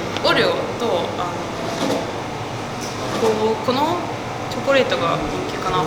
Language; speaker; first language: Japanese; non-native, fluent; Icelandic